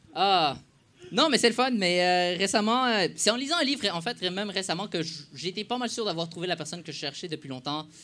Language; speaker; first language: French; non-native, fluent; Spanish